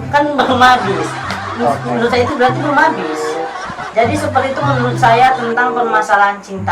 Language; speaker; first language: Indonesian; non-native, local second language; Javanese